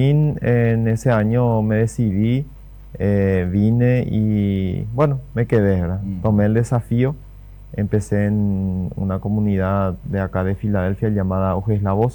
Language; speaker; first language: Spanish; native; Spanish